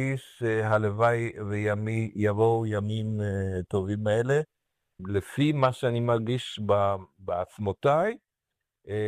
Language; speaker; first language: Hebrew; non-native, fluent; Romanian